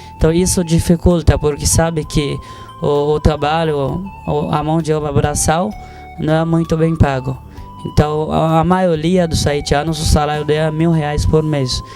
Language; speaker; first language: Portuguese; non-native, fluent; Haitian Creole